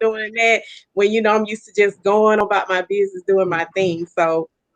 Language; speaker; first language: English; native; English